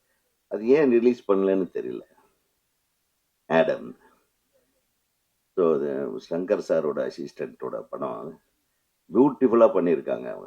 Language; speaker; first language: Tamil; native; Tamil